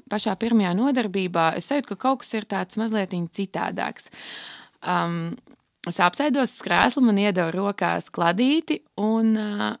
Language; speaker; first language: Latvian; native; Latvian